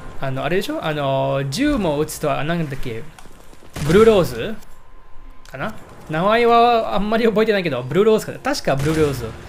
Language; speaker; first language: Japanese; non-native, fluent; English